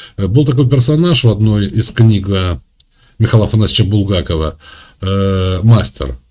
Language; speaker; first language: Russian; native; Russian